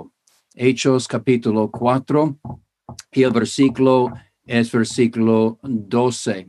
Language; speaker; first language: Spanish; non-native, fluent; English